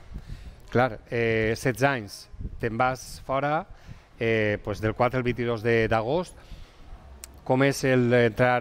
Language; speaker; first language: Catalan; native; Catalan